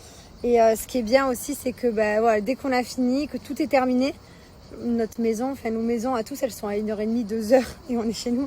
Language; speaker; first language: French; native; French